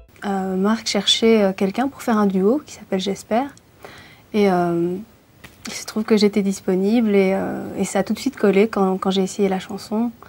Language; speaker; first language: French; early bilingual, other home language; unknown